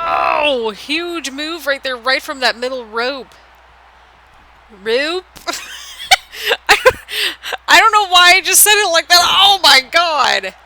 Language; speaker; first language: English; native; English